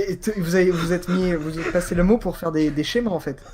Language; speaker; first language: French; native; French